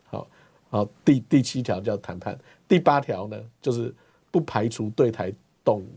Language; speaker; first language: Chinese; native; Chinese